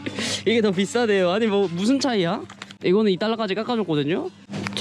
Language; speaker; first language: Korean; native; Korean